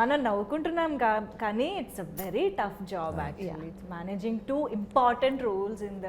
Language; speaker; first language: Telugu; native; Telugu